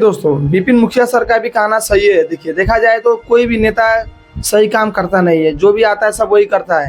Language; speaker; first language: Hindi; native; Hindi